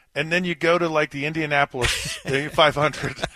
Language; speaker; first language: English; native; English